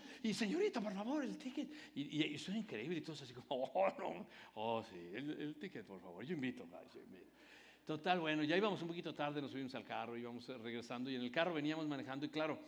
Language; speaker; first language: Spanish; native; Spanish